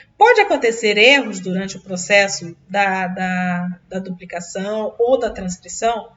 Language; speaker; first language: Portuguese; native; Portuguese